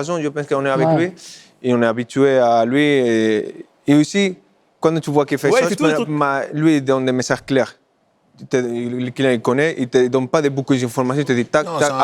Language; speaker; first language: French; non-native, fluent; Spanish